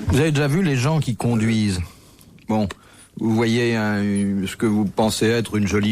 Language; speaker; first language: French; native; French